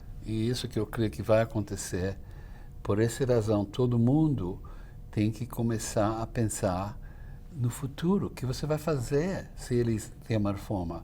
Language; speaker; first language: Portuguese; non-native, fluent; English